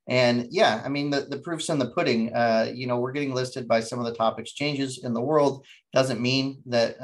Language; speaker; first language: English; native; English